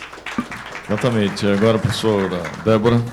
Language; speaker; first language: Portuguese; native; Portuguese